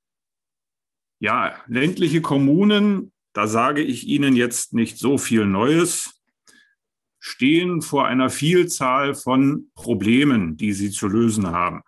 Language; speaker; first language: German; native; German